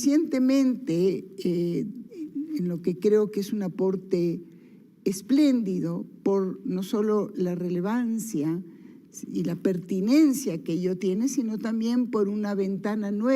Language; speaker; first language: Spanish; native; Spanish